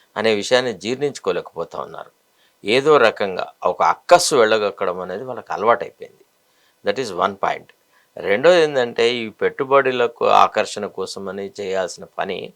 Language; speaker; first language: Telugu; native; Telugu